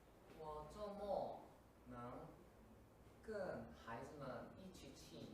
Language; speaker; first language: Chinese; non-native, learner; Korean